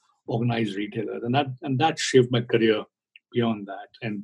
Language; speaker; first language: English; non-native, local second language; Hindi